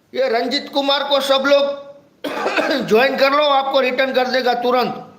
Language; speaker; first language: Hindi; non-native, local second language; Gujarati